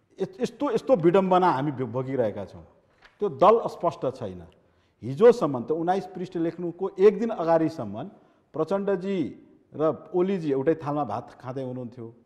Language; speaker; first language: Nepali; non-native, local second language; Maithili